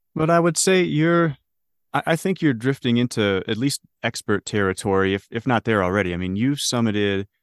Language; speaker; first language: English; native; English